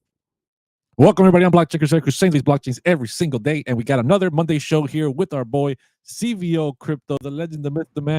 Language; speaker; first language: English; native; English